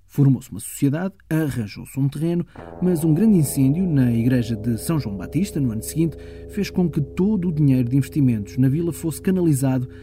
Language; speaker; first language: Portuguese; native; Portuguese